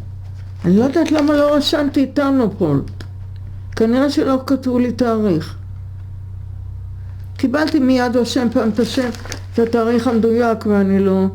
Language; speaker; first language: Hebrew; early bilingual, other home language; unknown